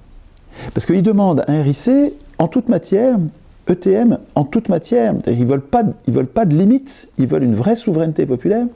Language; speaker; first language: French; native; French